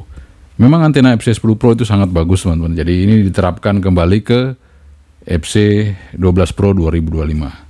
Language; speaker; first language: Indonesian; native; Indonesian